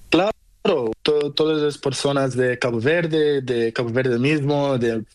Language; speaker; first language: Spanish; non-native, learner; Portuguese